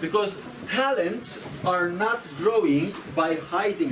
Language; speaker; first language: English; non-native, fluent; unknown